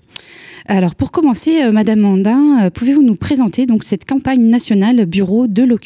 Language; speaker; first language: French; native; French